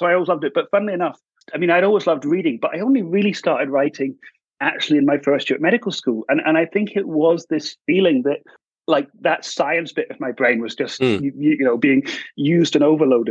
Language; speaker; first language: English; native; English